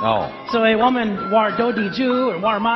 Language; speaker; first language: Chinese; non-native, learner; English